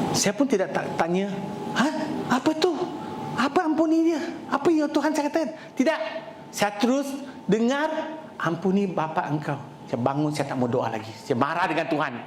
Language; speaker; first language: Malay; non-native, local second language; Chinese